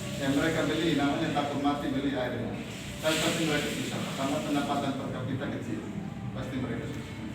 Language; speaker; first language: Indonesian; non-native, local second language; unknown